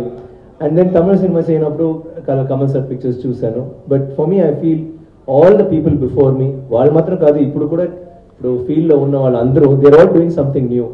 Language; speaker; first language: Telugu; non-native, learner; Tamil